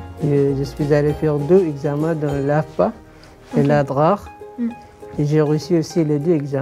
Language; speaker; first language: French; non-native, learner; Arabic